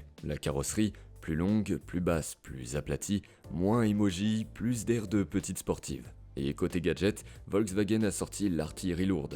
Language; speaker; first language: French; native; French